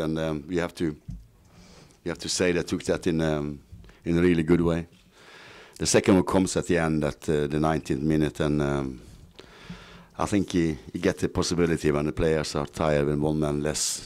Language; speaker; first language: English; non-native, fluent; Norwegian